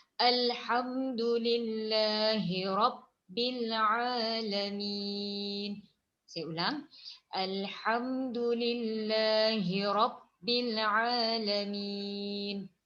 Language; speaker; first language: Malay; native; Malay